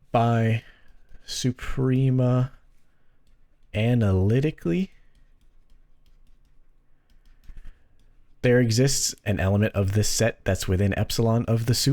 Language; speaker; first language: English; native; English